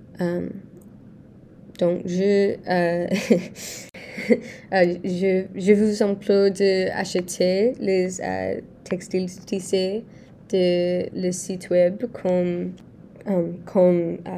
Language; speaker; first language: French; non-native, learner; English